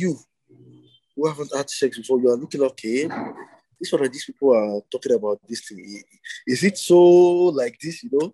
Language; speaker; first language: English; non-native, local second language; Igbo